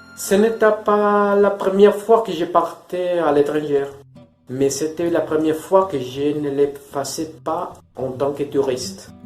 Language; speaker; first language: French; non-native, fluent; Spanish